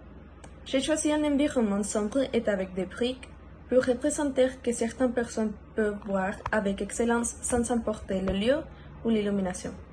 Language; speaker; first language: French; non-native, learner; Spanish